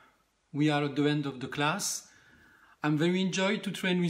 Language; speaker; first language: English; non-native, learner; French